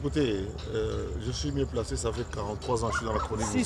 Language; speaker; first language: French; non-native, local second language; Lingala